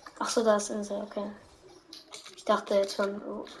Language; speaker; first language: German; native; German